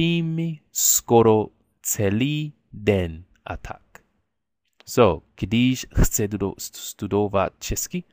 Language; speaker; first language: Czech; non-native, learner; English